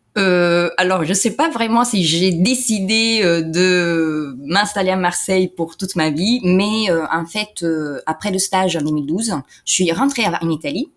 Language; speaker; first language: French; non-native, fluent; Italian